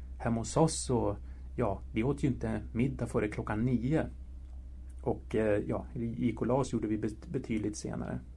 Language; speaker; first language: Swedish; early bilingual, other home language; Spanish